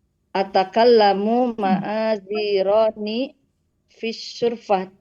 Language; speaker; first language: Arabic; non-native, learner; Indonesian